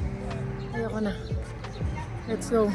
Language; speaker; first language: Filipino; native; Filipino